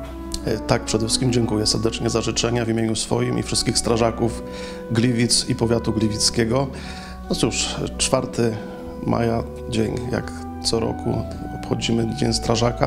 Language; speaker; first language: Polish; native; Polish